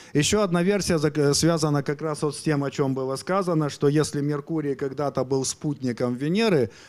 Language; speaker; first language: Russian; native; Russian